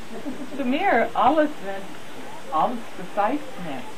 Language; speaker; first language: German; non-native, learner; English